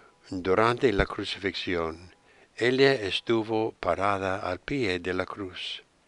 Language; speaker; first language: Spanish; non-native, fluent; English